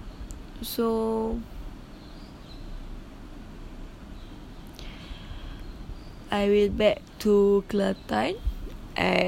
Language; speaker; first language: English; non-native, local second language; Malay